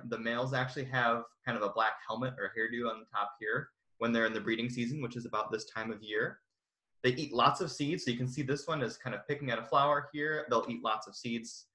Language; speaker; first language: English; native; English